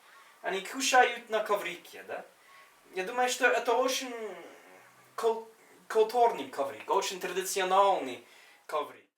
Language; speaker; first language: Russian; non-native, fluent; English